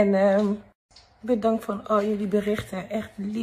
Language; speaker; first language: Dutch; early bilingual, other home language; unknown